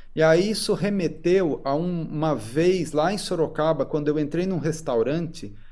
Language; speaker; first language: Portuguese; native; Portuguese